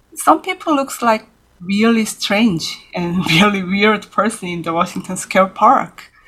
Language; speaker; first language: English; non-native, learner; Korean